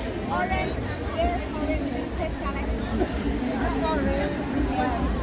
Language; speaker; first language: English; non-native, learner; Thai